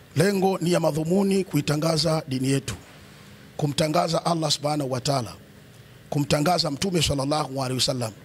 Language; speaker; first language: Swahili; native; Swahili